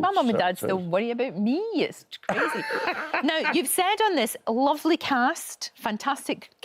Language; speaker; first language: English; native; English